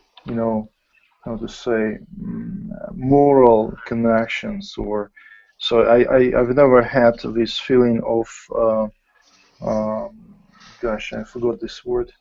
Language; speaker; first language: English; non-native, fluent; Russian